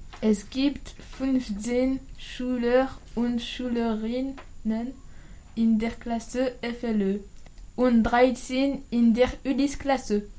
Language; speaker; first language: German; non-native, learner; French